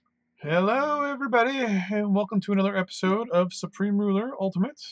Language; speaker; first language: English; native; English